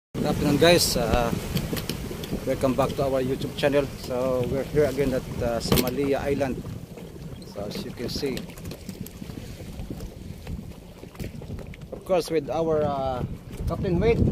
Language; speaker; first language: English; non-native, fluent; Filipino